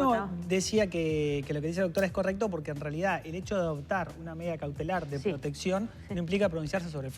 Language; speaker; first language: Spanish; native; Spanish